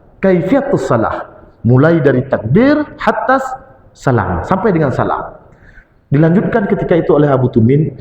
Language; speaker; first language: Malay; non-native, local second language; Achinese